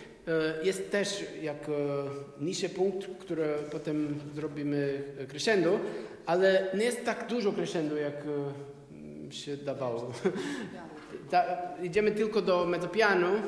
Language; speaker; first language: Polish; non-native, learner; Portuguese